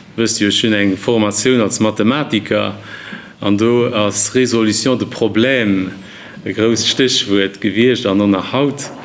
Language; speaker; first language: Luxembourgish; native; Luxembourgish